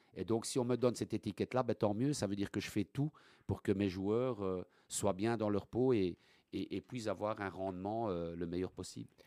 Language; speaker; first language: French; early bilingual, other home language; Italian